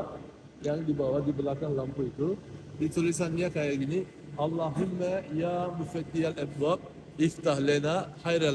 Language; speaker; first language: Indonesian; non-native, fluent; Turkish